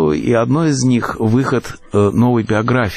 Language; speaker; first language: Russian; native; Russian